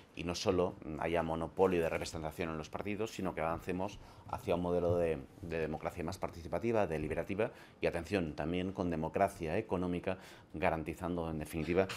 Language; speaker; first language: Spanish; non-native, local second language; Catalan